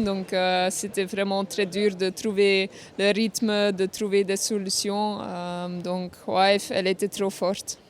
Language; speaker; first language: French; non-native, fluent; Dutch